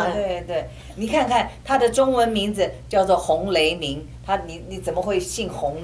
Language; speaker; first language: Chinese; native; Chinese